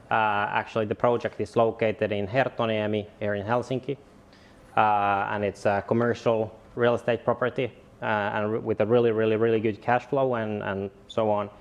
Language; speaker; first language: English; non-native, fluent; Finnish